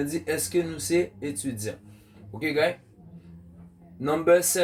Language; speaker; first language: French; non-native, local second language; Haitian Creole